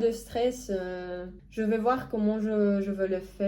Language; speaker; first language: French; non-native, fluent; Romanian